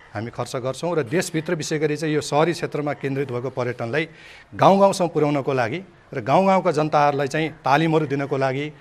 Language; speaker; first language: Nepali; native; Nepali